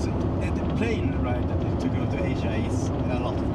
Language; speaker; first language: English; non-native, fluent; Swedish